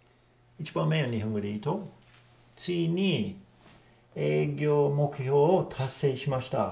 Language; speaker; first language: Japanese; non-native, learner; English